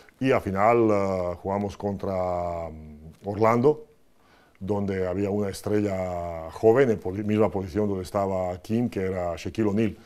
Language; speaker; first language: Spanish; non-native, fluent; Croatian